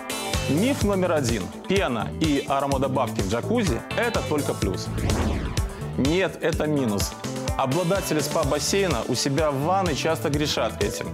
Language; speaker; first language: Russian; native; Russian